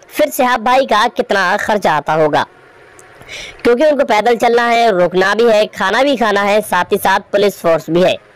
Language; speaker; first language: Hindi; native; Hindi